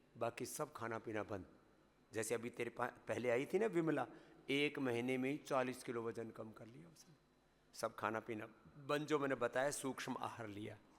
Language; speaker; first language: Hindi; native; Hindi